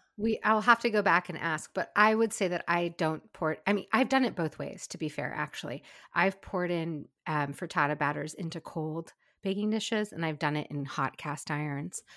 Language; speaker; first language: English; early bilingual, other home language; Ukrainian